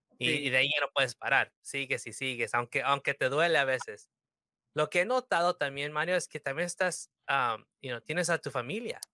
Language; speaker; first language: Spanish; early bilingual, heritage; Spanish